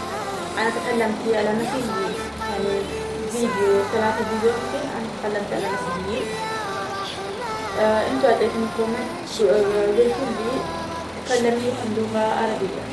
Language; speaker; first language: Arabic; non-native, learner; Oromo